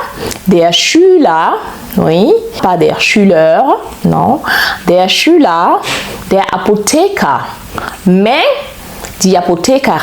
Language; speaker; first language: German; non-native, fluent; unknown